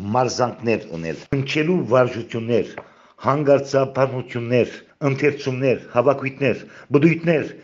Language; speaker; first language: Armenian; early bilingual, heritage; Armenian